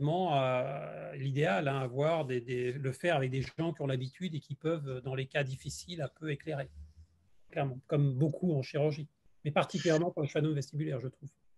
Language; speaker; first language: French; native; French